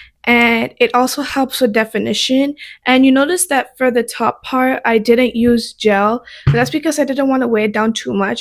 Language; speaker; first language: English; native; English